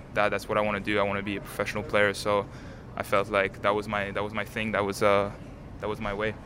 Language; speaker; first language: English; non-native, fluent; French